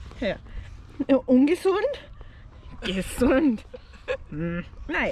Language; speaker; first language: German; native; German